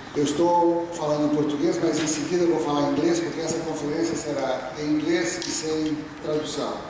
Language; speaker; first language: Portuguese; native; Portuguese